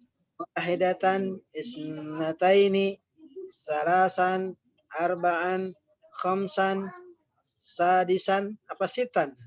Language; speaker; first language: Arabic; non-native, learner; Indonesian